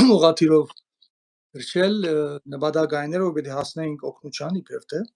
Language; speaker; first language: Armenian; early bilingual, heritage; Armenian